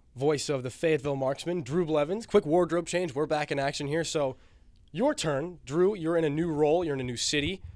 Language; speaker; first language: English; native; English